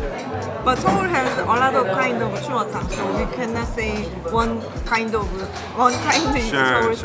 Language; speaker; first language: English; non-native, learner; Korean